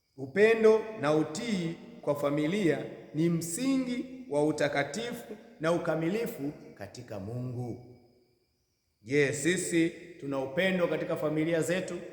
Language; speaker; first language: Swahili; native; Swahili